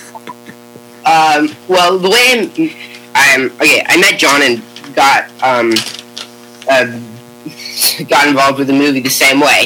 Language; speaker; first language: English; native; English